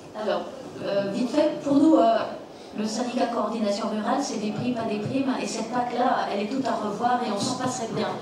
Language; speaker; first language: French; native; French